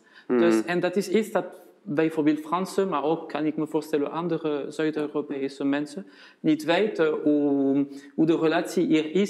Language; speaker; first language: Dutch; non-native, fluent; French